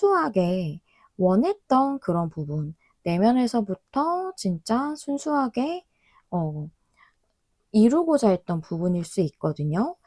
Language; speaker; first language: Korean; native; Korean